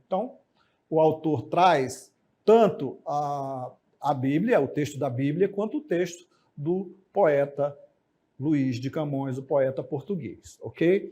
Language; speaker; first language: Portuguese; native; Portuguese